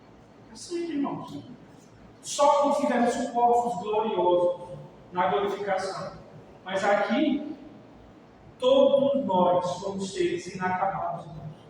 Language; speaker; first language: Portuguese; native; Portuguese